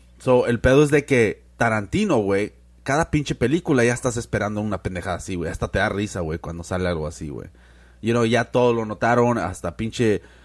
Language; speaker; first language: Spanish; early bilingual, heritage; Spanish